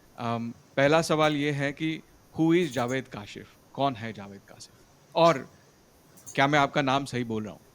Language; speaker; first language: Hindi; non-native, local second language; Marathi